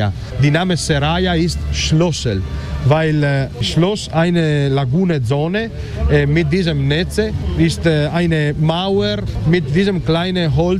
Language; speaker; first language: German; non-native, learner; Italian